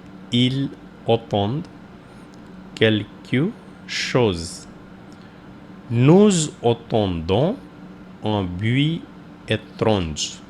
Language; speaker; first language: French; non-native, learner; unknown